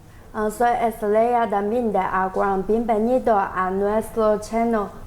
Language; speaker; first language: Spanish; non-native, learner; Chinese